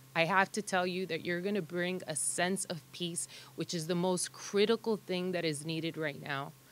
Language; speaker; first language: English; early bilingual, other home language; Spanish